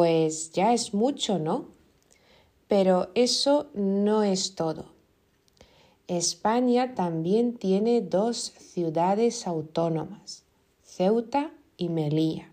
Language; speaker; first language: Spanish; non-native, fluent; Lithuanian